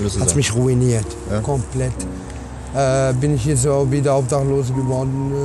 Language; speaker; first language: German; non-native, learner; Arabic